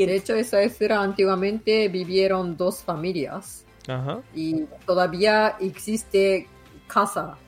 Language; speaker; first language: Spanish; non-native, learner; Japanese